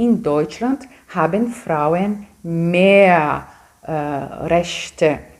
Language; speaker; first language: German; non-native, fluent; Portuguese